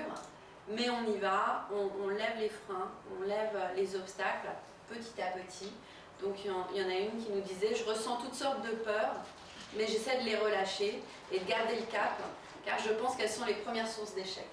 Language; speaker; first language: French; native; French